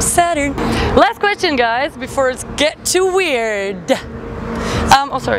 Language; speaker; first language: English; non-native, fluent; German